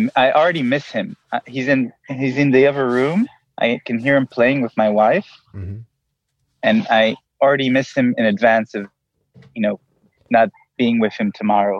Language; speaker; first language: English; non-native, fluent; Hebrew